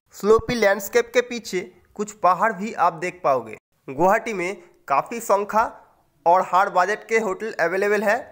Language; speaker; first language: Hindi; non-native, local second language; Bangla